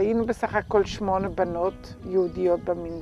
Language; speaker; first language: Hebrew; non-native, fluent; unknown